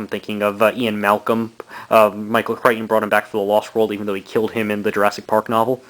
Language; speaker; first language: English; native; English